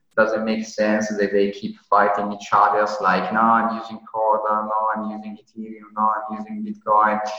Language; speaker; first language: English; non-native, fluent; Italian